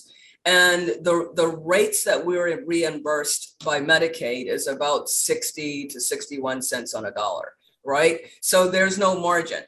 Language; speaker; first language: English; native; English